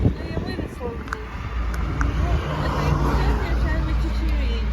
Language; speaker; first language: Russian; non-native, local second language; Ingush